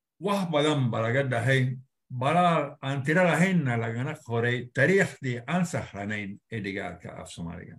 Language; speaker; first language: Somali; non-native, fluent; Italian